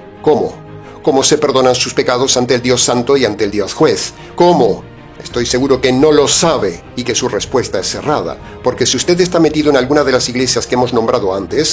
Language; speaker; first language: Spanish; native; Spanish